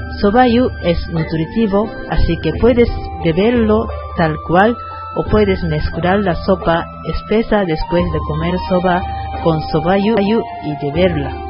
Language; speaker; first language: Spanish; non-native, learner; Japanese